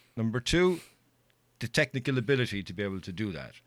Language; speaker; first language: English; native; English